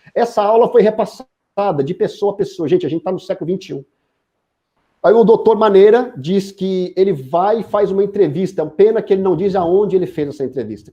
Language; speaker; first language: Portuguese; native; Portuguese